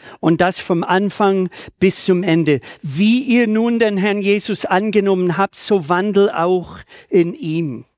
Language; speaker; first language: German; non-native, fluent; English